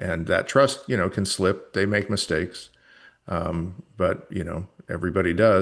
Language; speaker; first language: English; native; English